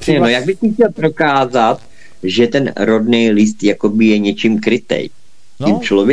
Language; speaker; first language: Czech; native; Czech